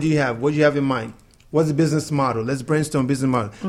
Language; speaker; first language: English; non-native, local second language; Yoruba